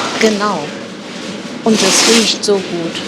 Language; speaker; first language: German; native; German